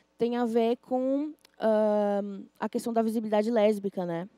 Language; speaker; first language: Portuguese; native; Portuguese